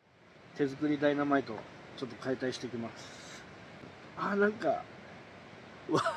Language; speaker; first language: Japanese; native; Japanese